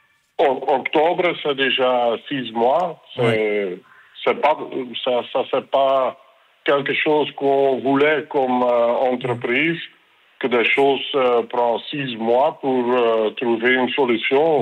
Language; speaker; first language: French; non-native, local second language; Dutch